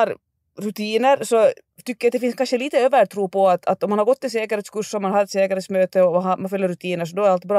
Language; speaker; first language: Swedish; native; Swedish